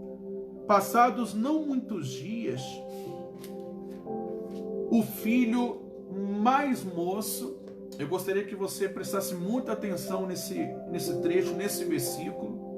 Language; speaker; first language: Portuguese; native; Portuguese